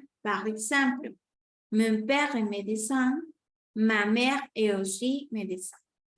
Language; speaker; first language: French; non-native, fluent; Spanish